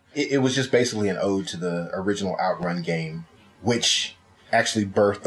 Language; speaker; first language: English; native; English